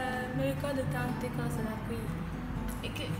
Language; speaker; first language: Italian; non-native, learner; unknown